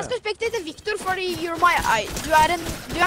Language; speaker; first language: Norwegian; native; Norwegian